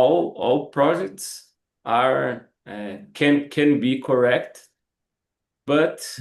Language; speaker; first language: English; non-native, learner; Portuguese